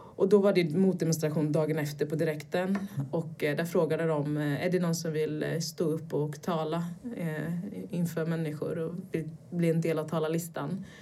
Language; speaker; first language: Swedish; early bilingual, other home language; Portuguese